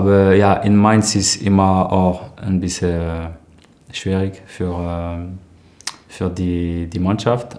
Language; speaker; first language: German; non-native, learner; French